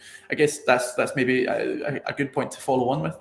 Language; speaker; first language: English; native; English